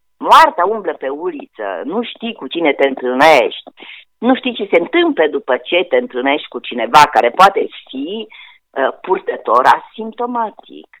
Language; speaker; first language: Romanian; native; Romanian